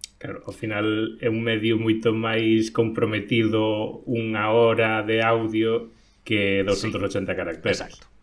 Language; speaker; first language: Galician; non-native, local second language; Spanish